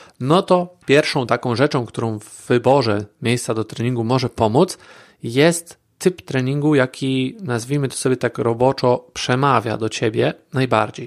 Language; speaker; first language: Polish; native; Polish